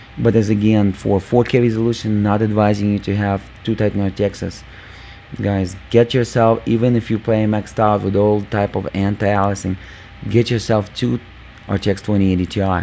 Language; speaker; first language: English; non-native, fluent; Russian